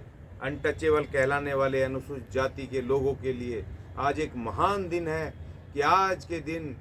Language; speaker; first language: Hindi; native; Hindi